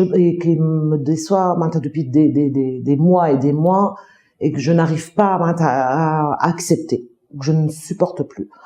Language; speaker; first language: French; non-native, local second language; Arabic